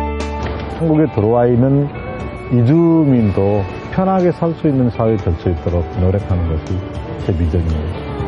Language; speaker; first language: Korean; non-native, fluent; Nepali